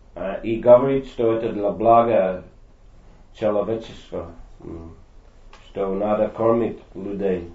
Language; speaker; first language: Russian; non-native, fluent; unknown